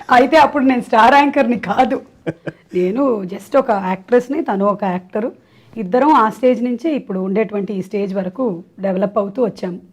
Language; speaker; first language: Telugu; non-native, local second language; Malayalam